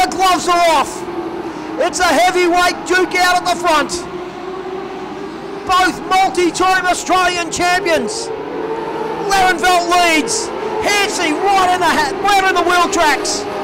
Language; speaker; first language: English; native; English